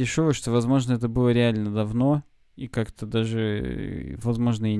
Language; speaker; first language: Russian; native; Russian